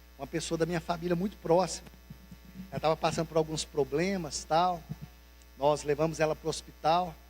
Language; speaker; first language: Portuguese; native; Portuguese